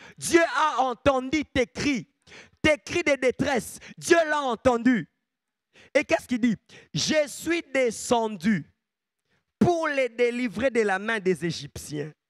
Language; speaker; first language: French; non-native, local second language; Lingala